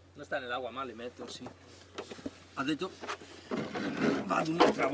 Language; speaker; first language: Italian; non-native, learner; Spanish